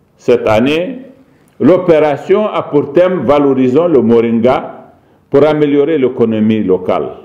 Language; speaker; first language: French; non-native, local second language; Arabic